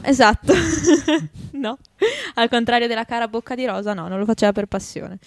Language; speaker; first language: Italian; native; Italian